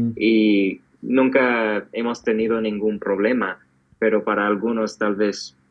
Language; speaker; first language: Spanish; non-native, fluent; English